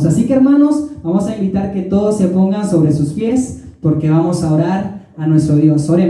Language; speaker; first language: Spanish; native; Spanish